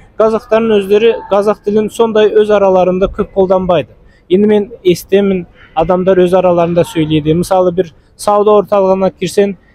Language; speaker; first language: Kazakh; early bilingual, heritage; Azerbaijani